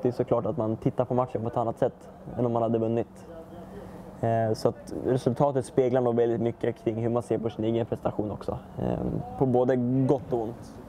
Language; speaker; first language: Swedish; native; Swedish